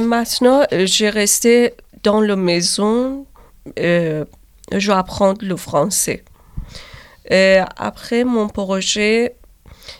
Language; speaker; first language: French; non-native, learner; Persian